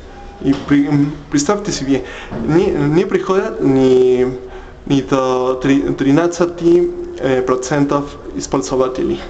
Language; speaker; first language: Russian; non-native, learner; Spanish